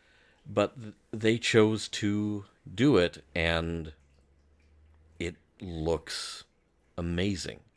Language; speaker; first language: English; native; English